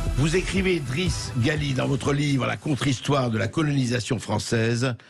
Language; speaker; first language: French; native; French